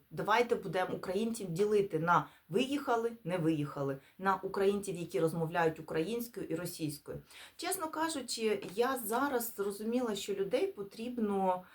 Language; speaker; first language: Ukrainian; non-native, local second language; Russian